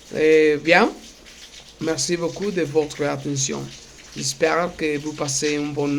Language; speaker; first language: French; non-native, learner; Spanish